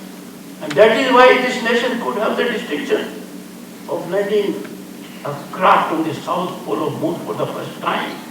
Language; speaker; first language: English; non-native, local second language; Hindi